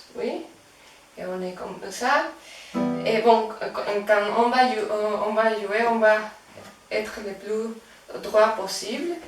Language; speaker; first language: French; non-native, fluent; Spanish